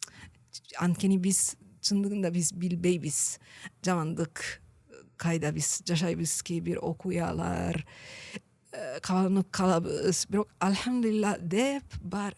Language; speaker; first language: Kyrgyz; non-native, learner; Italian